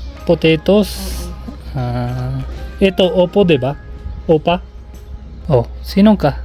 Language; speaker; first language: Filipino; non-native, learner; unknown